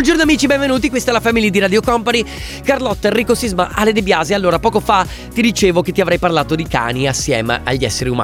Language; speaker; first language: Italian; native; Italian